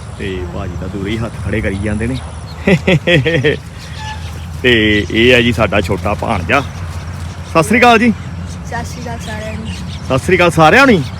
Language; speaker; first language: Punjabi; native; Punjabi